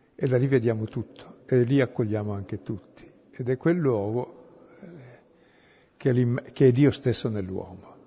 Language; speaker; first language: Italian; non-native, local second language; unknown